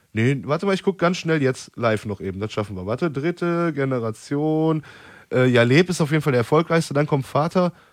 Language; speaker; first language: German; native; German